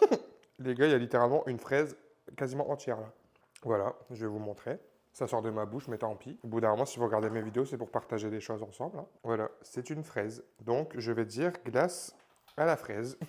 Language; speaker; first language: French; native; French